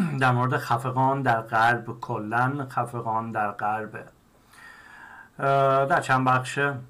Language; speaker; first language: Persian; native; Persian